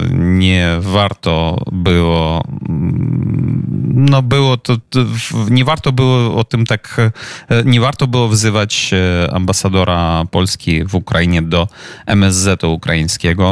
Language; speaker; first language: Polish; non-native, fluent; Ukrainian